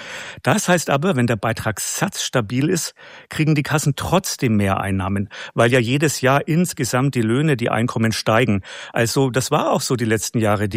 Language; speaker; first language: German; native; German